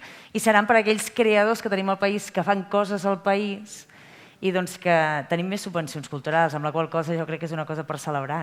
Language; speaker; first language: Catalan; native; Catalan